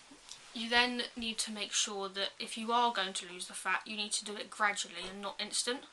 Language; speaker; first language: English; native; English